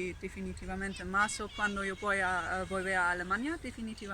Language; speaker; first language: Spanish; non-native, learner; German